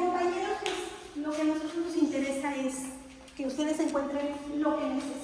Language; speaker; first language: Spanish; native; Spanish